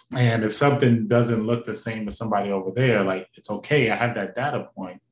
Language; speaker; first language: English; native; English